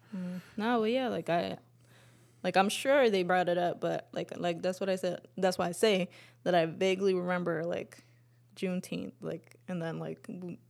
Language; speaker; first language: English; early bilingual, other home language; Spanish